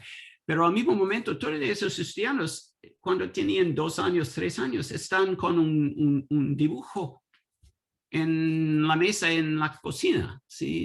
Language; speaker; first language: Spanish; non-native, learner; English